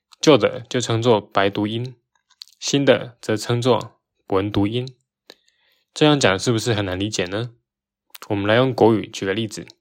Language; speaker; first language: Chinese; native; Chinese